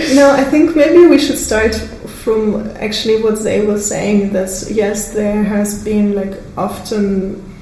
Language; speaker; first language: English; non-native, fluent; Russian